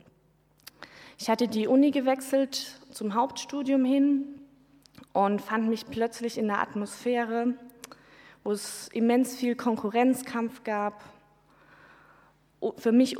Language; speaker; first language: German; native; German